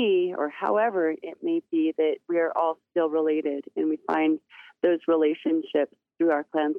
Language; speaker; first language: English; native; English